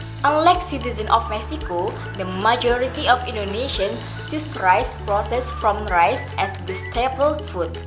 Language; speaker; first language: English; non-native, learner; Indonesian